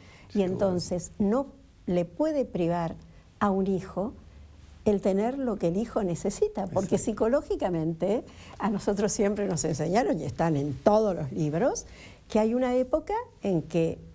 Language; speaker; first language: Spanish; native; Spanish